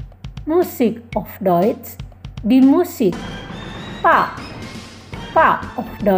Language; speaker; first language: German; non-native, fluent; Indonesian